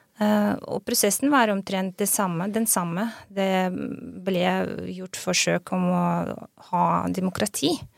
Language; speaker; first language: Norwegian; non-native, fluent; Belarusian